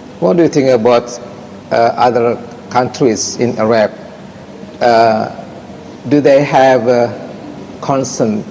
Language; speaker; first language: English; non-native, fluent; Indonesian